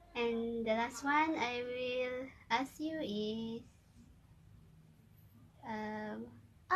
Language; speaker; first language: English; non-native, local second language; Malay